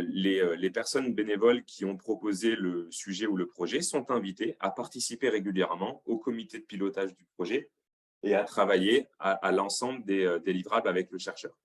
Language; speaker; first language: French; native; French